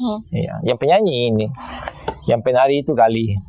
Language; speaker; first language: Indonesian; non-native, fluent; Spanish